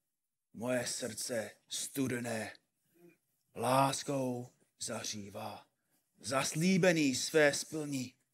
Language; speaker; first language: Czech; non-native, fluent; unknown